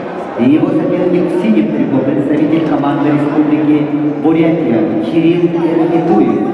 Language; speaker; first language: Russian; native; Russian